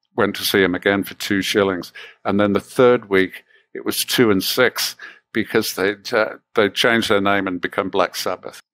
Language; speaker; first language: English; native; English